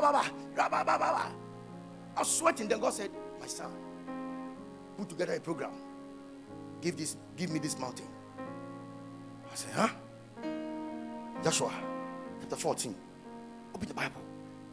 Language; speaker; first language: English; non-native, local second language; Ewe